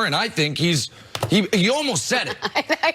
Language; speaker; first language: English; native; English